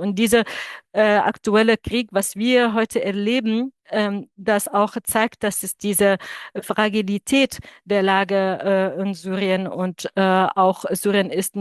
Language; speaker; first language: German; non-native, fluent; Arabic